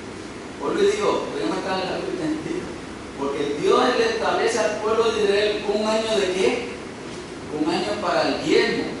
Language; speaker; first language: Spanish; native; Spanish